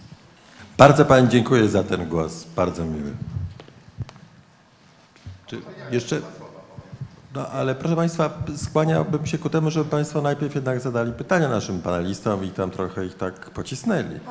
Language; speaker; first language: Polish; native; Polish